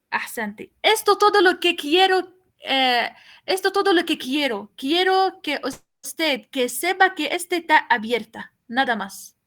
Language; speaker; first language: Spanish; non-native, fluent; Arabic